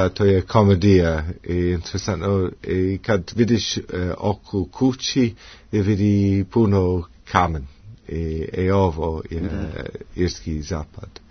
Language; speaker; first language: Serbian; non-native, learner; English